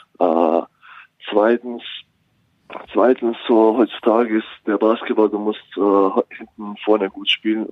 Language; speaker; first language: German; non-native, fluent; Bosnian